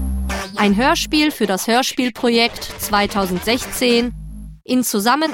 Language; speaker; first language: German; native; German